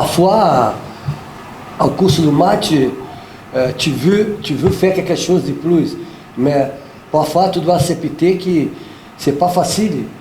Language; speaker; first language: French; non-native, fluent; Portuguese